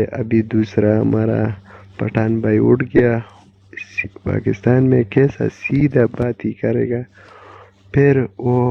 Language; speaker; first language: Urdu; non-native, local second language; Pashto